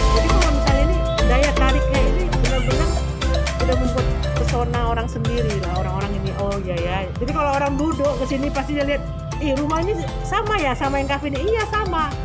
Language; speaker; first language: Indonesian; native; Indonesian